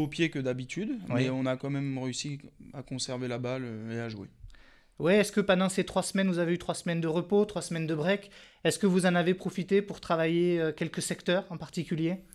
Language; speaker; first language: French; native; French